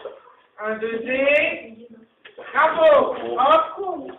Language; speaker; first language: French; native; French